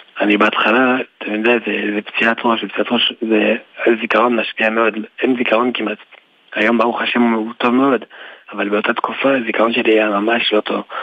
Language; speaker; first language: Hebrew; early bilingual, other home language; French